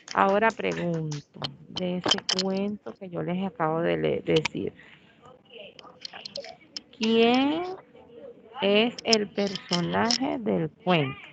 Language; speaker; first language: Spanish; native; Spanish